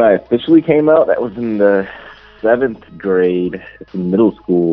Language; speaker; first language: English; native; English